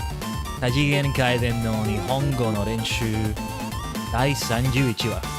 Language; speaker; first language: Japanese; non-native, learner; English